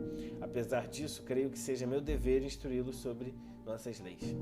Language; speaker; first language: Portuguese; native; Portuguese